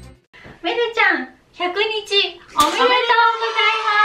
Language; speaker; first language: Japanese; non-native, fluent; Indonesian